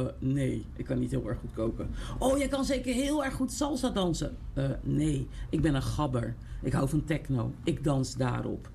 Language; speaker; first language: Dutch; native; Dutch